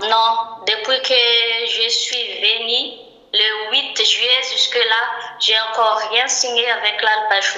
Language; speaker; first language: French; non-native, local second language; Malagasy